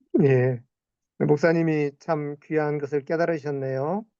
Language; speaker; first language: Korean; native; Korean